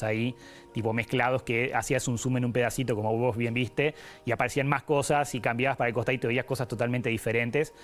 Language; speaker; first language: Spanish; native; Spanish